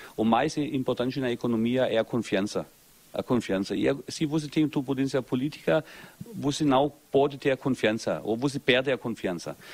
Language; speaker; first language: Portuguese; non-native, fluent; German